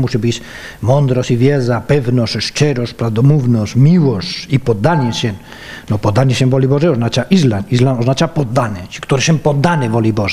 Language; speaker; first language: Polish; non-native, fluent; Spanish